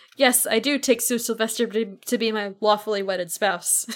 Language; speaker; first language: English; native; English